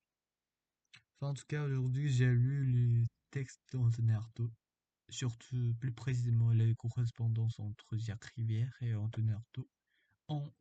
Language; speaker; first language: French; non-native, fluent; Korean